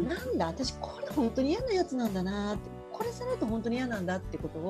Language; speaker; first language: Japanese; native; Japanese